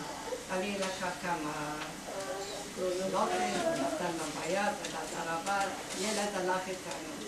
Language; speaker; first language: Hebrew; non-native, fluent; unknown